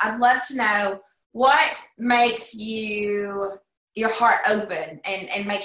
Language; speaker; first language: English; native; English